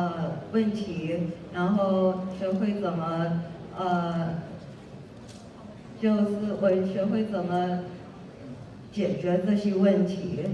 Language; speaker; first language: Chinese; early bilingual, heritage; Chinese